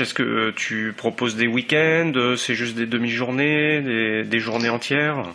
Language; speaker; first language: French; native; French